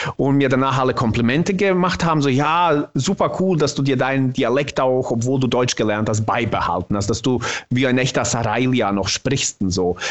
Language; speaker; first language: German; non-native, fluent; Bosnian